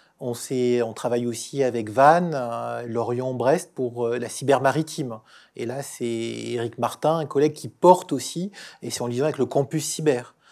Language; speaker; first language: French; native; French